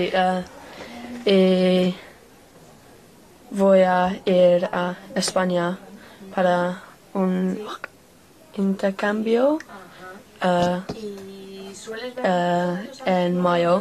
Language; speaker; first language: Spanish; non-native, learner; English